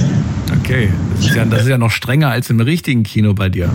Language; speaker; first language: German; native; German